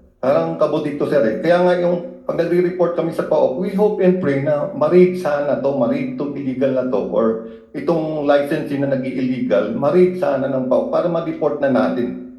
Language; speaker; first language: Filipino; native; Filipino